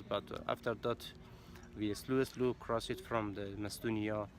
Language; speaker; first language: English; non-native, learner; Persian